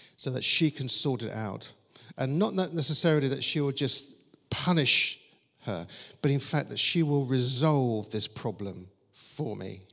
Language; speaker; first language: English; native; English